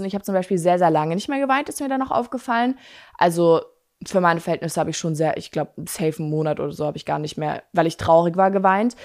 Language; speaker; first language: German; native; German